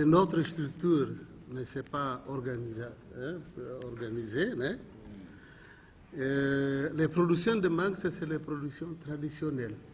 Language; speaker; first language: French; non-native, learner; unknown